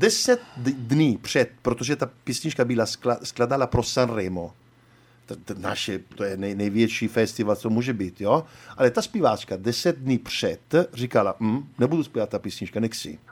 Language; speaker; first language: Czech; non-native, learner; Italian